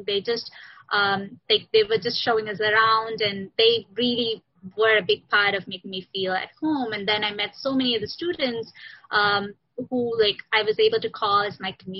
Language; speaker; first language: English; non-native, local second language; Sinhala